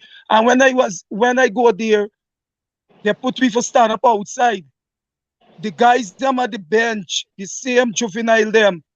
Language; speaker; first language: English; native; English